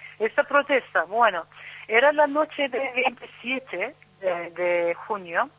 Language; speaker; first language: Spanish; non-native, learner; Turkish